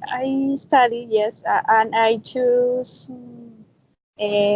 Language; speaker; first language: English; non-native, learner; Spanish